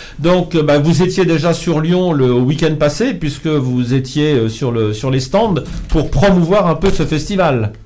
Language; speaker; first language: French; native; French